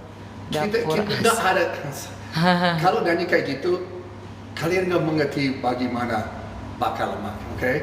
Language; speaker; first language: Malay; non-native, fluent; English